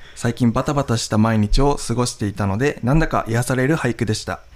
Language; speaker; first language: Japanese; native; Japanese